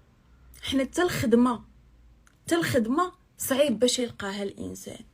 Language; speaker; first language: Arabic; native; Arabic